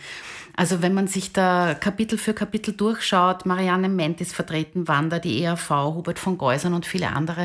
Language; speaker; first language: German; native; German